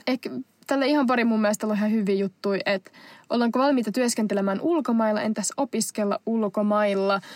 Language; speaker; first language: Finnish; non-native, local second language; Swedish